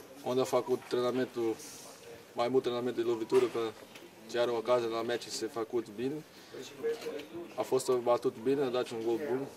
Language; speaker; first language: Romanian; non-native, learner; Portuguese